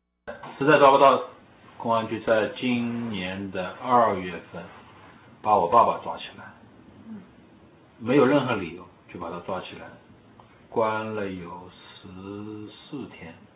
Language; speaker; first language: Chinese; native; Chinese